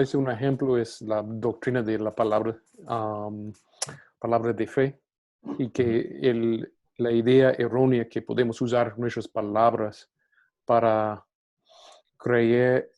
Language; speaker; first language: Spanish; non-native, fluent; English